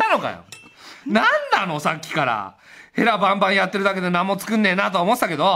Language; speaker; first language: Japanese; native; Japanese